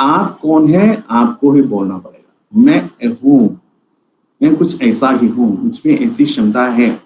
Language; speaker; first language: Hindi; non-native, local second language; Malayalam